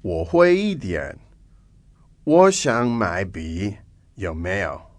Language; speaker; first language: Chinese; non-native, learner; English